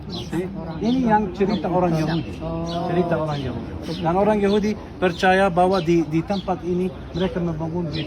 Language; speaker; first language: Indonesian; non-native, fluent; Arabic